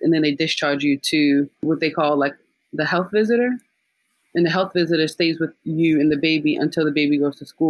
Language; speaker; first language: English; native; English